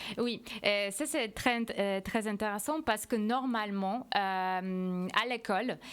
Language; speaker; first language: French; non-native, fluent; Polish